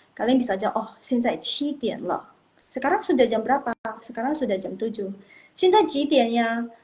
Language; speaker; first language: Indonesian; non-native, local second language; Min Nan Chinese